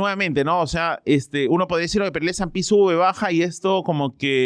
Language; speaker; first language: Spanish; native; Spanish